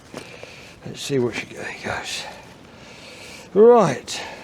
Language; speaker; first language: English; native; English